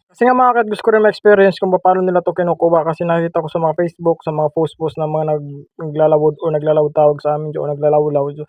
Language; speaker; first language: Filipino; non-native, local second language; Masbatenyo